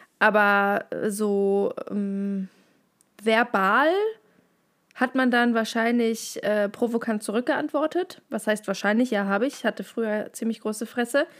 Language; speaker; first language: German; native; German